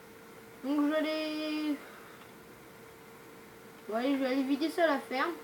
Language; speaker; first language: French; native; French